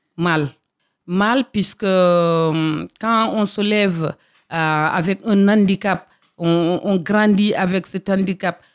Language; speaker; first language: French; non-native, local second language; Fula